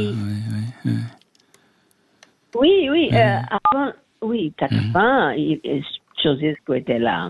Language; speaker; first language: French; non-native, fluent; Portuguese